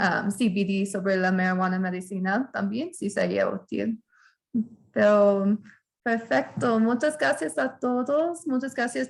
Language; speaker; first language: Spanish; non-native, fluent; English